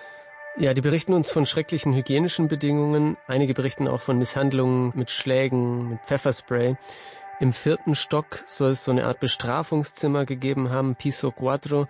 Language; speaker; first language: German; native; German